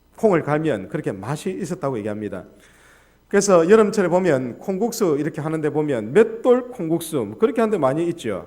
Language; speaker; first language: Korean; native; Korean